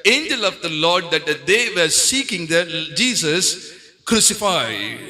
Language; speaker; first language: English; non-native, local second language; Tamil